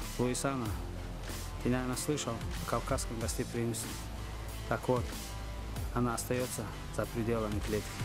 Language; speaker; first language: Russian; non-native, local second language; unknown